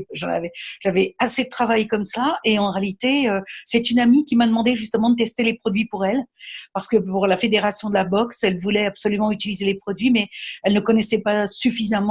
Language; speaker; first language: French; native; French